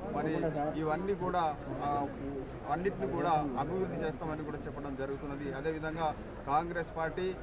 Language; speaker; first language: Telugu; non-native, local second language; Gondi